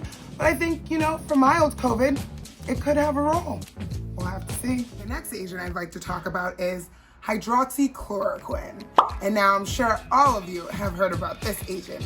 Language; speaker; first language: English; native; English